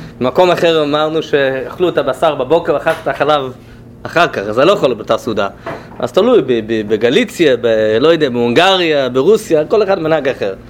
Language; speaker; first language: Hebrew; non-native, fluent; English